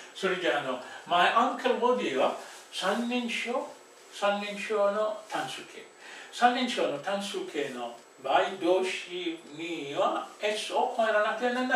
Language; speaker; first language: Japanese; non-native, fluent; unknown